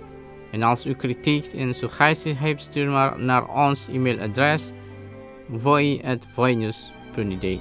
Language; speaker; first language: Dutch; non-native, fluent; Indonesian